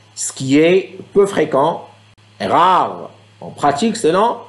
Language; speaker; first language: French; non-native, local second language; Arabic